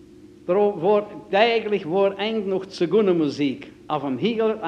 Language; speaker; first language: German; native; German